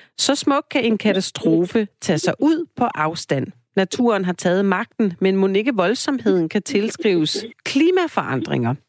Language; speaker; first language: Danish; native; Danish